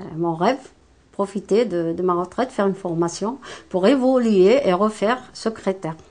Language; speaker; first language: French; non-native, local second language; Arabic